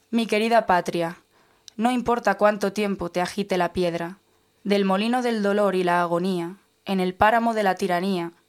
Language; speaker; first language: Spanish; non-native, local second language; Galician